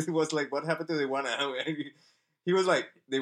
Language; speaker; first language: English; non-native, fluent; Spanish